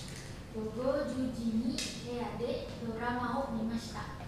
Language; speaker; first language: Japanese; non-native, learner; Indonesian